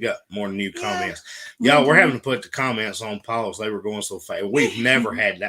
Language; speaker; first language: English; native; English